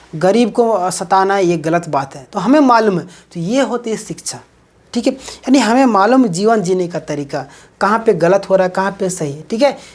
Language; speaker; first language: Hindi; native; Hindi